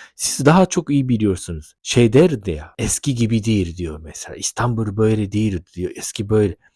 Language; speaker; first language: Turkish; non-native, fluent; Japanese